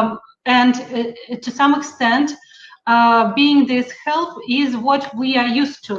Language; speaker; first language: English; non-native, fluent; Russian